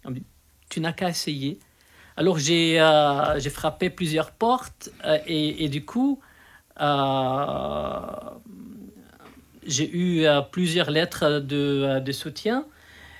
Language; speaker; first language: French; non-native, local second language; Arabic